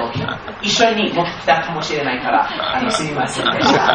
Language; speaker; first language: Japanese; non-native, fluent; English